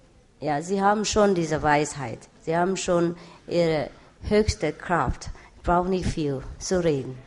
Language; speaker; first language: German; non-native, learner; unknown